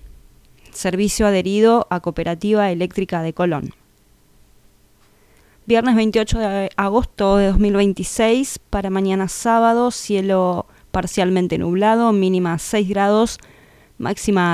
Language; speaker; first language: Spanish; native; Spanish